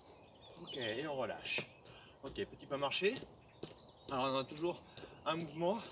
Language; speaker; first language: French; native; French